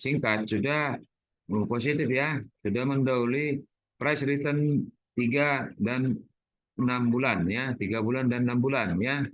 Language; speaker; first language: Indonesian; native; Indonesian